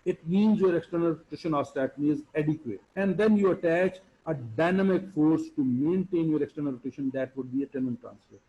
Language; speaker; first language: English; non-native, local second language; Urdu